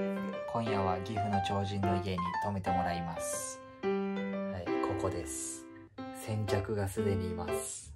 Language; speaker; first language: Japanese; native; Japanese